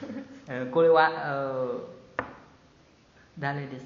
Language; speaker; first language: Japanese; non-native, learner; Vietnamese